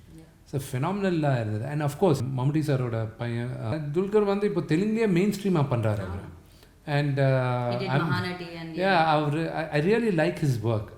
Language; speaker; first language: Tamil; non-native, local second language; Telugu